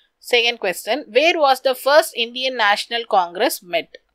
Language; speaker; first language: English; non-native, local second language; Tamil